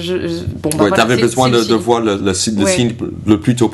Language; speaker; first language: French; non-native, fluent; English